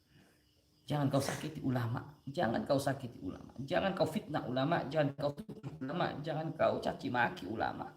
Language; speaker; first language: Indonesian; native; Indonesian